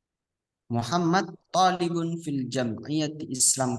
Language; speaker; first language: Arabic; non-native, fluent; Indonesian